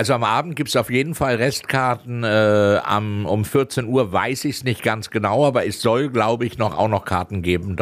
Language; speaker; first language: German; native; German